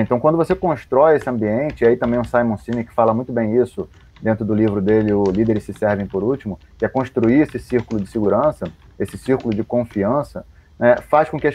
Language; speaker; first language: Portuguese; native; Portuguese